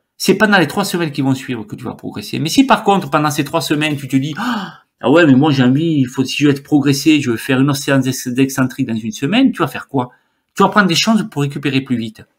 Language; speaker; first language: French; native; French